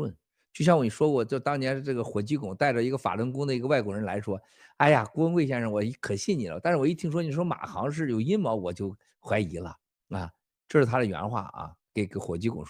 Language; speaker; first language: Chinese; native; Chinese